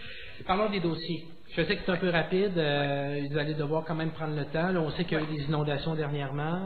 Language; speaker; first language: French; native; French